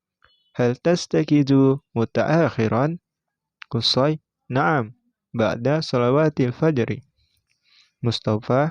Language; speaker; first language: Arabic; non-native, learner; Indonesian